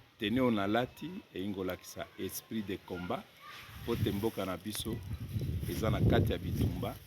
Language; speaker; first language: Lingala; non-native, local second language; Luba-Lulua